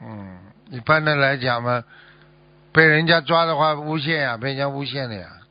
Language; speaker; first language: Chinese; native; Chinese